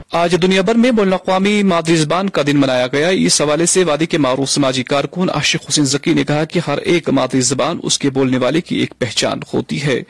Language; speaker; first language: Urdu; non-native, local second language; Kashmiri